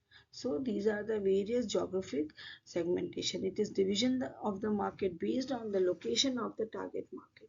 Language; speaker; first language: English; non-native, local second language; Hindi